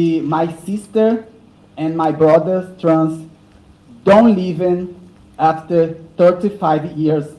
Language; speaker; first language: English; non-native, learner; Portuguese